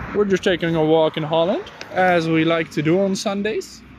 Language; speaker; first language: English; non-native, fluent; Dutch